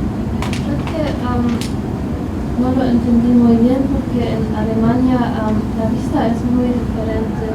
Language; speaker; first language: Spanish; non-native, fluent; German